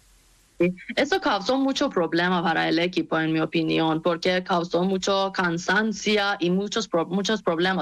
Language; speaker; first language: Spanish; non-native, learner; Persian